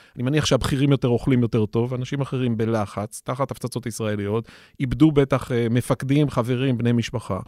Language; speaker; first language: Hebrew; native; Hebrew